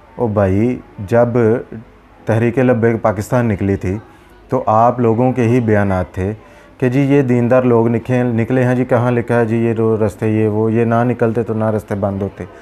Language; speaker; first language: Urdu; non-native, local second language; Punjabi